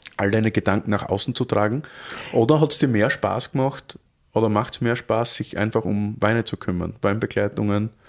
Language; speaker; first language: German; native; German